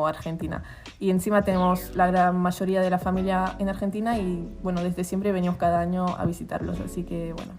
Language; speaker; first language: Spanish; early bilingual, heritage; Spanish